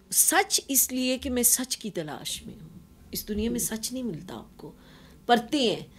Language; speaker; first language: Urdu; non-native, local second language; Punjabi